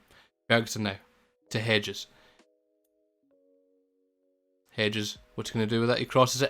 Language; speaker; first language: English; native; English